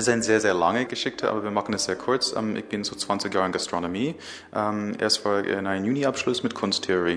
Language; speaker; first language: German; non-native, learner; English